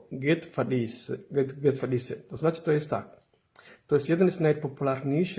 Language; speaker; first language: Polish; non-native, fluent; Somali